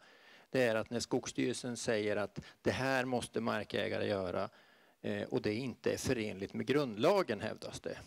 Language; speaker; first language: Swedish; native; Swedish